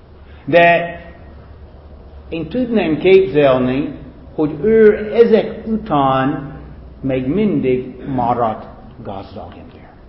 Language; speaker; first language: Hungarian; non-native, fluent; English